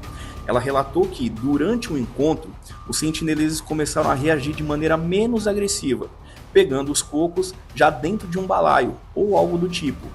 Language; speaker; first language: Portuguese; native; Portuguese